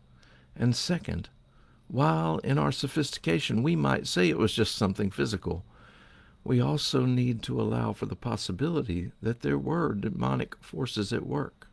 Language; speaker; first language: English; native; English